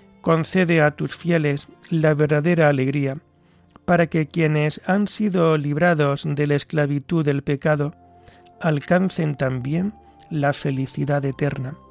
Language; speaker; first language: Spanish; native; Spanish